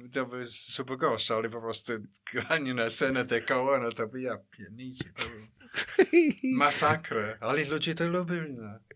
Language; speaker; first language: Polish; non-native, fluent; English